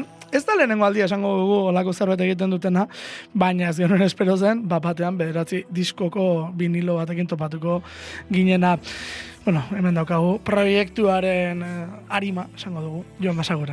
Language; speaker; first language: Basque; native; Basque